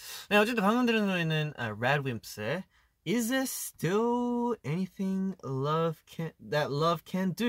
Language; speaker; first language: English; early bilingual, other home language; Korean